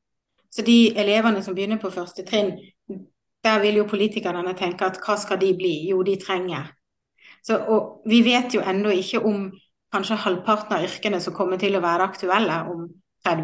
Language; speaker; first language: Norwegian; native; Norwegian